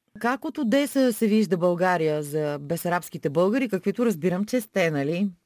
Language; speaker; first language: Bulgarian; native; Bulgarian